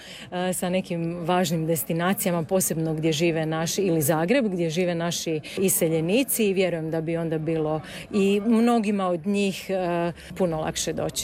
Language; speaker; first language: Serbian; native; Serbian